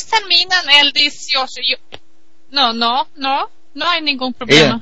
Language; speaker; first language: Spanish; non-native, learner; Swedish